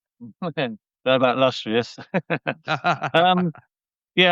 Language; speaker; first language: English; native; English